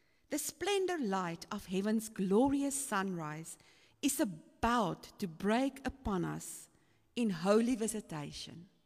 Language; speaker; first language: English; non-native, local second language; Afrikaans